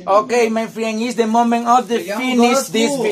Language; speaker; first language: English; non-native, learner; Spanish